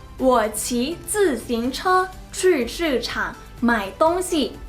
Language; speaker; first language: Chinese; non-native, fluent; Thai